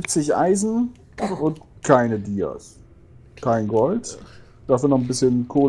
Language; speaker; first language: German; native; German